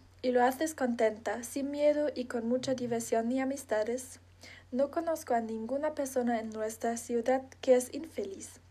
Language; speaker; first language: Spanish; non-native, learner; German